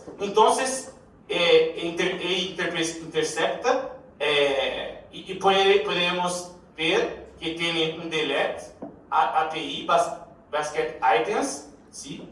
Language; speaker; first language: Spanish; non-native, learner; Portuguese